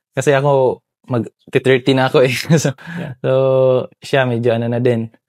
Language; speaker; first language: Filipino; non-native, local second language; Cebuano